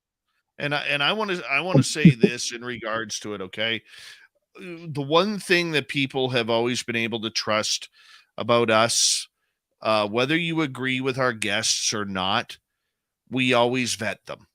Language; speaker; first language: English; native; English